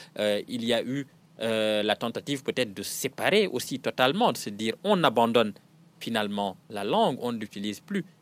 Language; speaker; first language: French; non-native, local second language; Serer